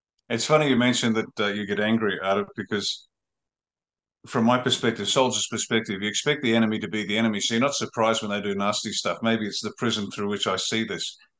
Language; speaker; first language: English; native; English